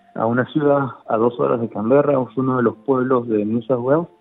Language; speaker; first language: Spanish; native; Spanish